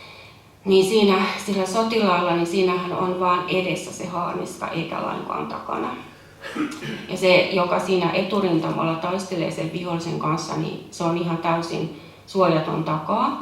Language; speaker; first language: Finnish; native; Finnish